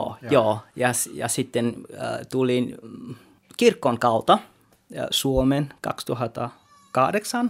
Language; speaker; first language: Finnish; non-native, learner; Tswana